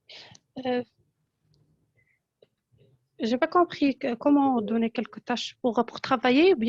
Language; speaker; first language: French; non-native, local second language; Arabic